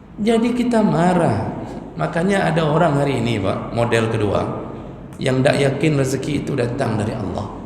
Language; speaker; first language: Malay; non-native, local second language; Achinese